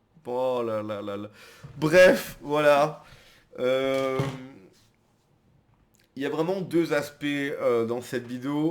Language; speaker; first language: French; native; French